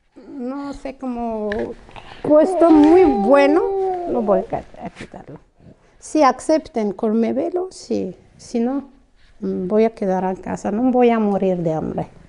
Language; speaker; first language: Spanish; non-native, fluent; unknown